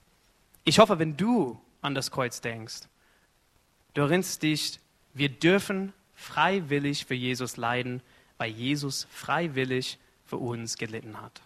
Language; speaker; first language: German; non-native, fluent; Arabic